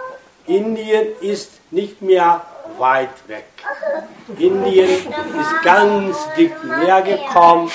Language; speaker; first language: German; non-native, fluent; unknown